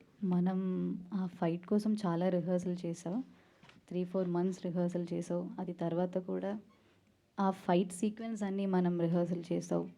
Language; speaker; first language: Telugu; non-native, learner; Malayalam